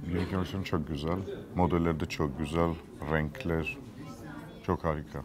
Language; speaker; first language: Turkish; non-native, learner; Armenian